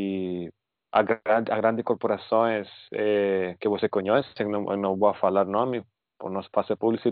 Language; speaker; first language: Portuguese; non-native, fluent; Spanish